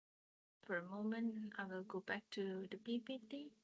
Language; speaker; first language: English; non-native, fluent; Indonesian